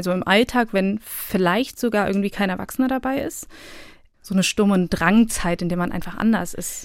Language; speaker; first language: German; early bilingual, other home language; Bosnian